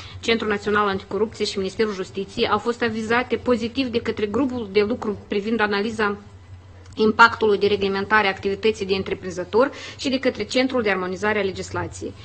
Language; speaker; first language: Romanian; native; Romanian